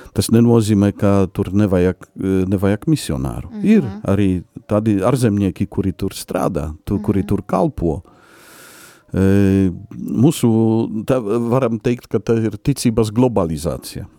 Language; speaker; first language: Latvian; non-native, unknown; Polish